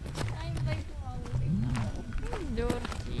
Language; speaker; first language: English; non-native, learner; Russian